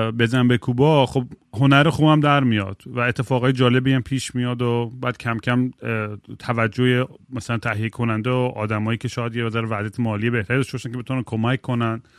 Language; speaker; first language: Persian; early bilingual, heritage; Persian